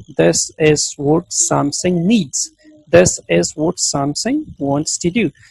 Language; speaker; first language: English; non-native, local second language; Urdu